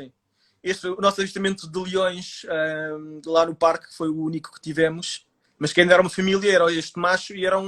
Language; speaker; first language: Portuguese; native; Portuguese